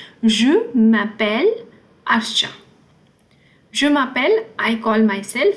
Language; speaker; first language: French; non-native, fluent; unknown